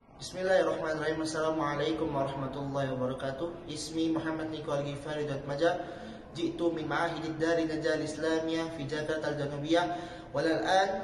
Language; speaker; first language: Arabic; non-native, learner; Indonesian